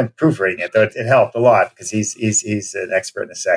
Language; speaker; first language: English; native; English